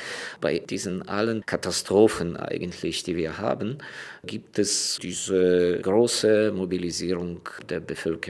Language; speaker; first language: German; non-native, fluent; Ukrainian